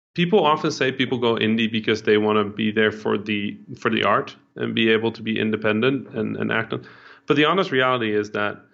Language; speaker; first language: English; non-native, fluent; Dutch